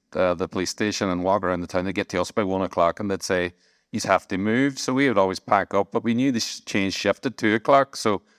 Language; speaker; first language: English; native; English